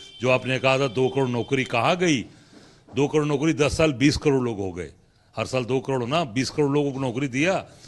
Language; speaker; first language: Hindi; native; Hindi